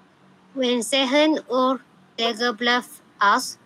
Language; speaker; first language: German; non-native, learner; Malay